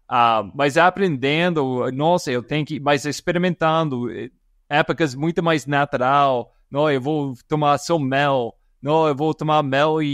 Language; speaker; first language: Portuguese; non-native, fluent; English